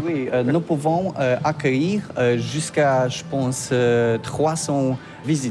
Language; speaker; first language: French; non-native, learner; Polish